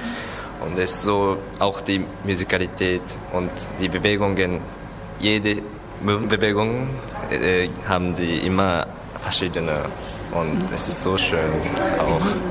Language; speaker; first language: German; non-native, learner; Japanese